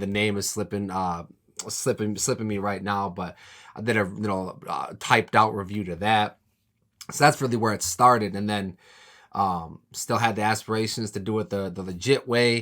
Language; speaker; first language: English; native; English